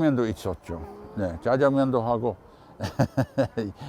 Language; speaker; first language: Korean; non-native, fluent; English